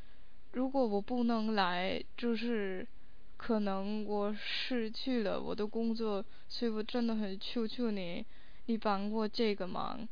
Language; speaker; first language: Chinese; non-native, fluent; English